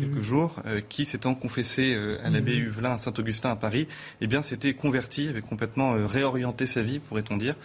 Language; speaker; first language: French; native; French